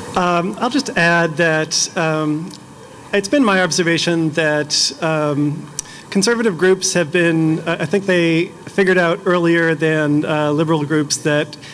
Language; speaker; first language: English; native; English